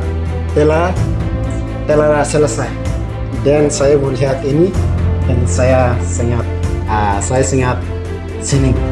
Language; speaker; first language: Indonesian; non-native, learner; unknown